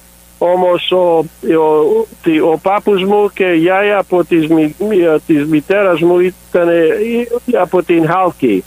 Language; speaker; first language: Greek; early bilingual, heritage; English